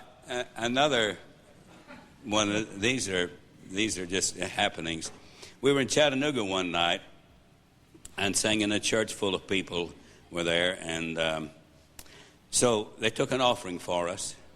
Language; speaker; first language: English; native; English